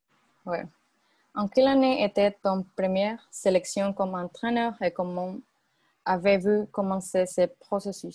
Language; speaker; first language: French; non-native, learner; Spanish